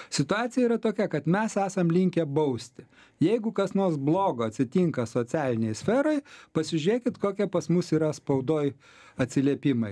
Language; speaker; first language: Lithuanian; native; Lithuanian